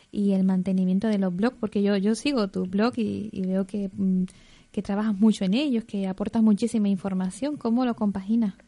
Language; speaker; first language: Spanish; native; Spanish